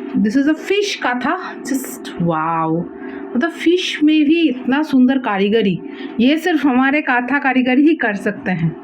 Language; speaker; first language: Hindi; non-native, local second language; Bangla